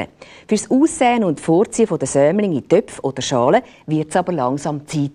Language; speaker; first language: German; native; German